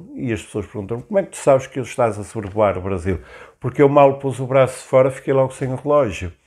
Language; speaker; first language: Portuguese; native; Portuguese